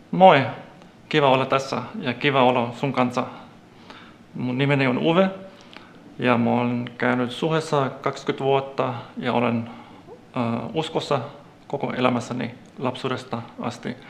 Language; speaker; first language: Finnish; non-native, fluent; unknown